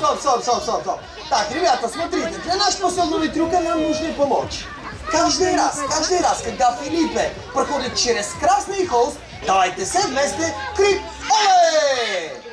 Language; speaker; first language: Russian; non-native, learner; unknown